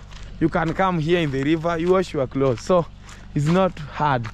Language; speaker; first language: English; non-native, learner; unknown